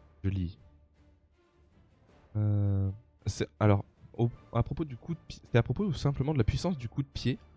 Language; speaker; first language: French; native; French